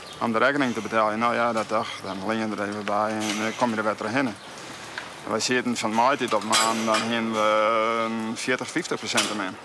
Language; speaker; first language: Dutch; non-native, local second language; Western Frisian